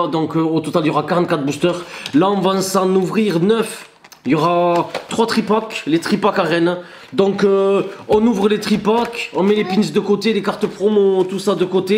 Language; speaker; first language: French; native; French